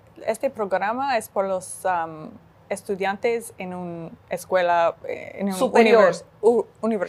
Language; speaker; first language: Spanish; non-native, fluent; English